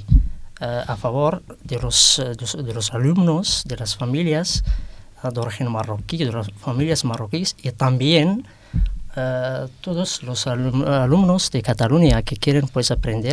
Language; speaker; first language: Spanish; non-native, fluent; Arabic